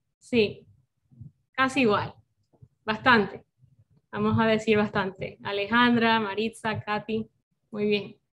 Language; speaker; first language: Spanish; non-native, fluent; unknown